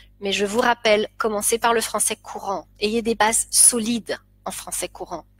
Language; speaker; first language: French; native; French